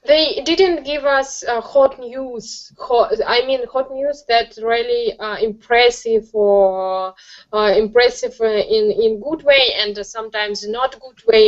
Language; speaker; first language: English; non-native, learner; Russian